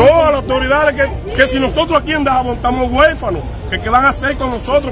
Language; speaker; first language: Spanish; native; Spanish